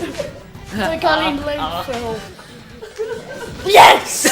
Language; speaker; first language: Welsh; non-native, local second language; English